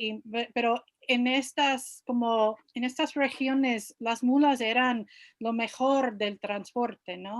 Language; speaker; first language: Spanish; non-native, fluent; English